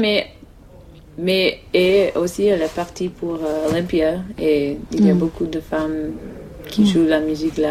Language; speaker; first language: French; non-native, learner; English